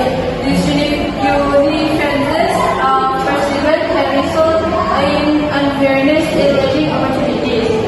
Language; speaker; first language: English; non-native, learner; Indonesian